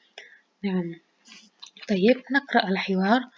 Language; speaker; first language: Arabic; non-native, fluent; Indonesian